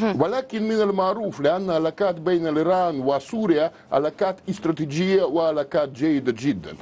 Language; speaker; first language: Arabic; non-native, learner; Russian